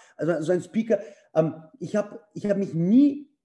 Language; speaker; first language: German; early bilingual, other home language; Bulgarian